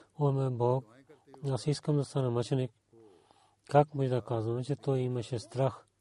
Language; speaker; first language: Bulgarian; non-native, learner; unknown